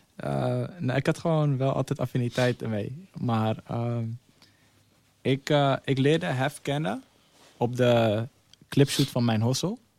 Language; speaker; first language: Dutch; early bilingual, other home language; Somali